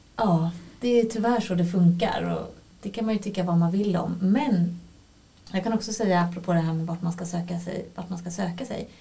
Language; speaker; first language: Swedish; native; Swedish